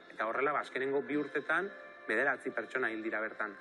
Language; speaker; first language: Basque; native; Basque